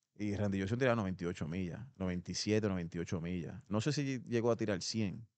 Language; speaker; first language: Spanish; native; Spanish